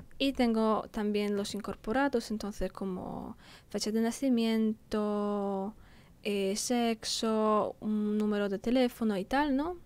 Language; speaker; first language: Spanish; non-native, fluent; Polish